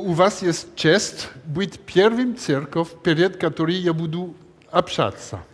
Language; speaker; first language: Russian; non-native, learner; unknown